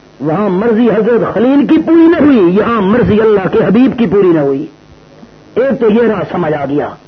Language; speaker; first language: Urdu; non-native, local second language; Saraiki